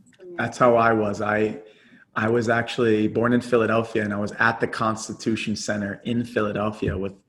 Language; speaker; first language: English; native; English